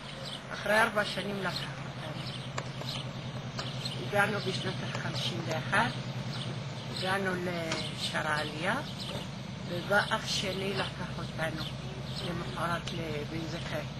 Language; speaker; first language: Hebrew; early bilingual, other home language; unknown